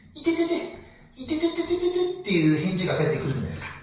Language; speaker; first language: Japanese; native; Japanese